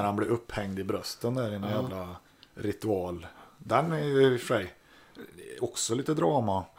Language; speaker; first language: Swedish; native; Swedish